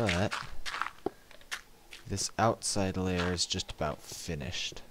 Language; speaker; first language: English; native; English